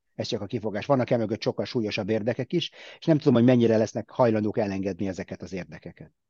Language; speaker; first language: Hungarian; early bilingual, heritage; Hungarian